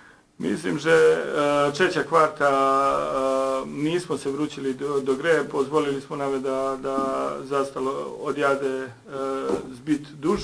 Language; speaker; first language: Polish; non-native, learner; Serbian